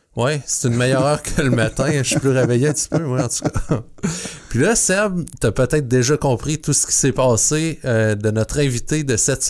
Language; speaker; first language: French; native; French